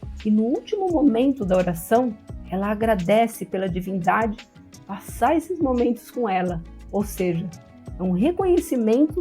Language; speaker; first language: Portuguese; native; Portuguese